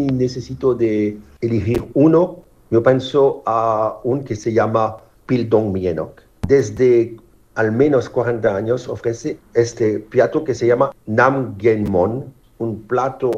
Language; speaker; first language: Spanish; non-native, fluent; French